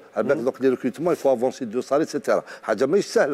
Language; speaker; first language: French; non-native, local second language; Arabic